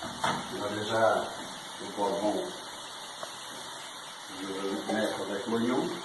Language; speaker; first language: French; non-native, learner; Portuguese